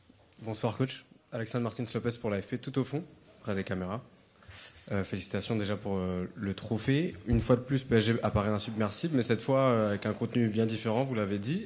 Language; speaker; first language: French; native; French